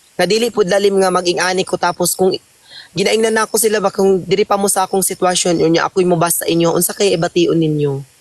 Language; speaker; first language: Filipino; non-native, local second language; Cebuano